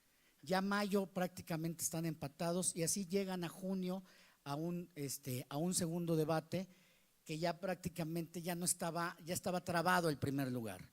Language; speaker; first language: Spanish; native; Spanish